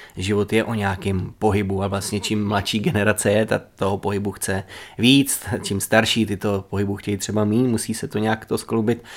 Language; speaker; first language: Czech; native; Czech